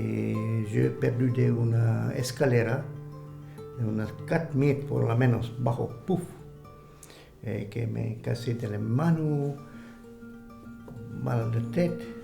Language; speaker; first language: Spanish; non-native, learner; Hungarian